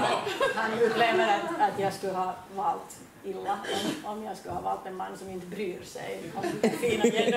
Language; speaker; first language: Swedish; native; Swedish